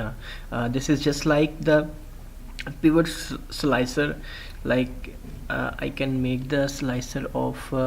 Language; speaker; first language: English; non-native, local second language; Urdu